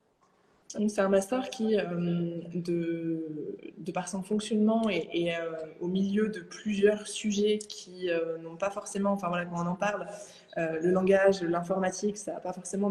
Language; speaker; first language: French; native; French